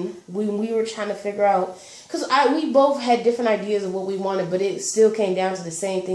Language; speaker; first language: English; native; English